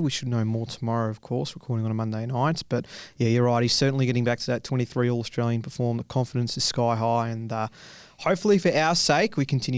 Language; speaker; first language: English; native; English